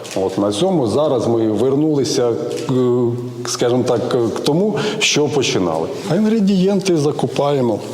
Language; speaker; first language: Ukrainian; non-native, local second language; Russian